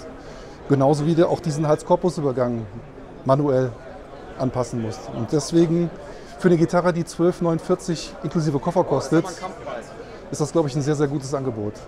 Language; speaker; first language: German; native; German